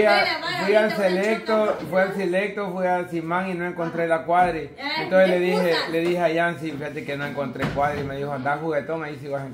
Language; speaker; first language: Spanish; native; Spanish